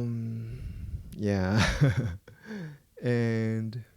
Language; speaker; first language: English; non-native, fluent; Japanese